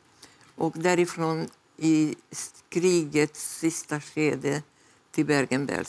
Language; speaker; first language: Swedish; non-native, fluent; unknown